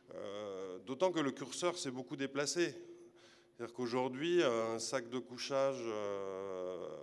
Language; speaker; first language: French; native; French